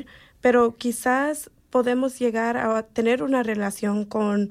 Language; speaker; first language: Spanish; early bilingual, heritage; Spanish